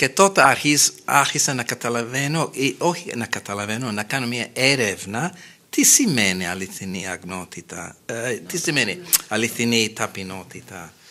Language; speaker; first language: Greek; non-native, fluent; English